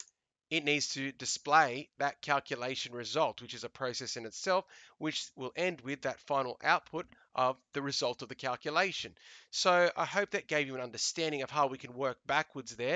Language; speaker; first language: English; native; English